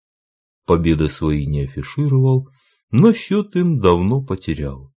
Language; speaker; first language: Russian; native; Russian